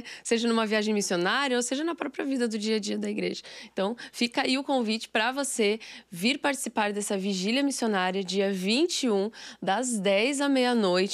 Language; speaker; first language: Portuguese; native; Portuguese